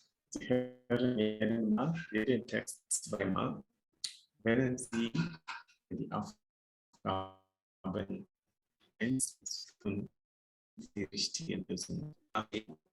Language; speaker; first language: German; non-native, fluent; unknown